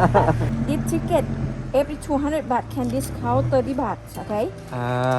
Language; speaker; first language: English; non-native, learner; Thai